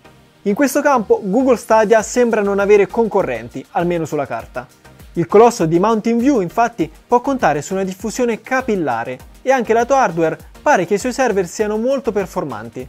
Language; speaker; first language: Italian; native; Italian